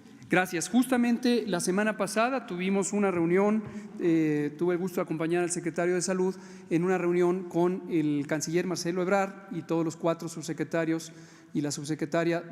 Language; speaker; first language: Spanish; native; Spanish